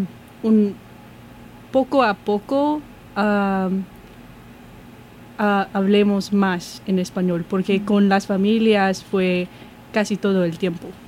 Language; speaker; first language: Spanish; non-native, learner; English